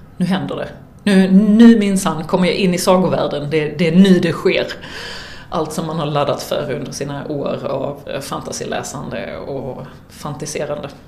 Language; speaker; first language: Swedish; native; Swedish